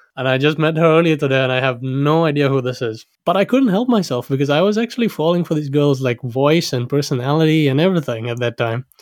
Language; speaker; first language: English; non-native, local second language; Sinhala